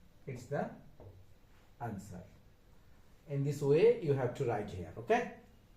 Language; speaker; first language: English; non-native, local second language; Bangla